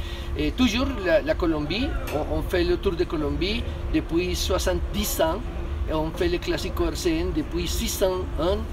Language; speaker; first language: French; non-native, fluent; Spanish